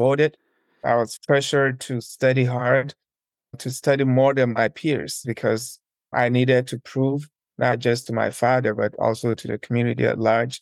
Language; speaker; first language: English; non-native, local second language; Akan